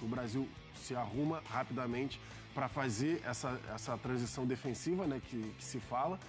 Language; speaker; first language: Portuguese; native; Portuguese